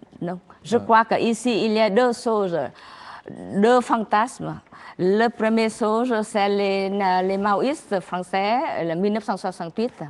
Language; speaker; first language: French; non-native, learner; Vietnamese